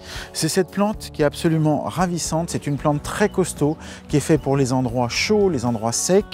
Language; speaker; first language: French; native; French